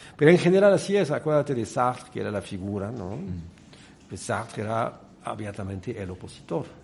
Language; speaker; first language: Spanish; non-native, fluent; French